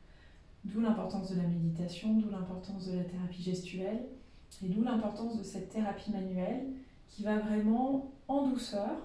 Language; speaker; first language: French; native; French